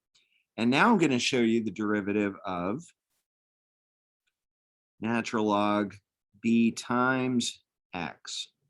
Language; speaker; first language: English; native; English